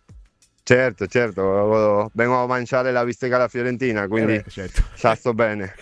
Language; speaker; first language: Italian; non-native, fluent; Spanish